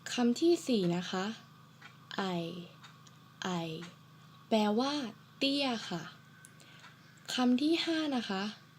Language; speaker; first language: Thai; native; Thai